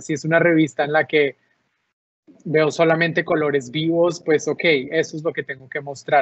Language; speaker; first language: Spanish; native; Spanish